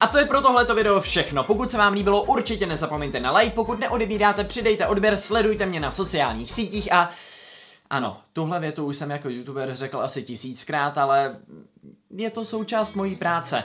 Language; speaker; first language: Czech; native; Czech